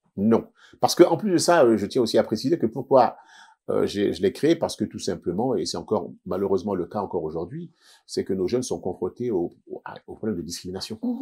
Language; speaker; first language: French; native; French